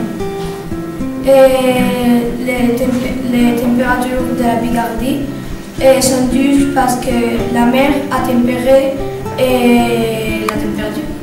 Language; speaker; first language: French; non-native, learner; Spanish